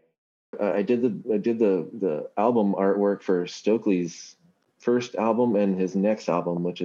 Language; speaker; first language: English; native; English